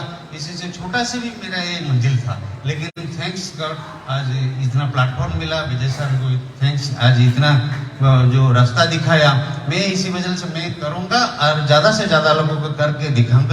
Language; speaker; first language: Hindi; non-native, local second language; Odia